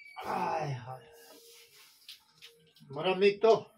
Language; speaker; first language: Filipino; non-native, learner; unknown